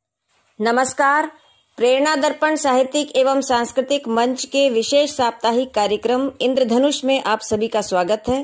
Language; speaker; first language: Hindi; native; Hindi